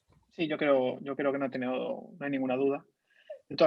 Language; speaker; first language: Spanish; native; Spanish